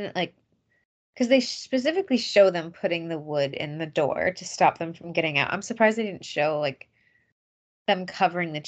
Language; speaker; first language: English; native; English